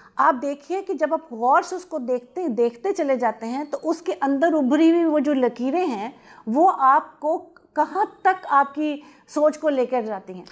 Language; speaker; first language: Urdu; non-native, local second language; Punjabi